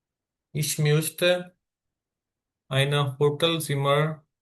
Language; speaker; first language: German; non-native, fluent; Urdu